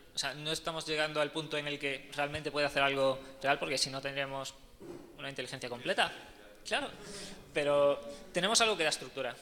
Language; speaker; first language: Spanish; native; Spanish